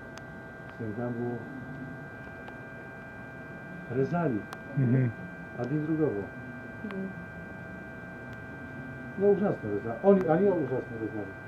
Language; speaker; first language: Russian; non-native, learner; Polish